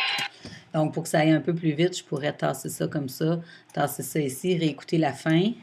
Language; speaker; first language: French; native; French